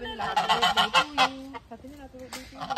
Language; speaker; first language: Filipino; native; Filipino